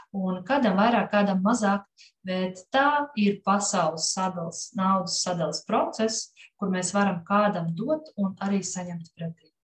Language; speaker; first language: Latvian; non-native, local second language; Russian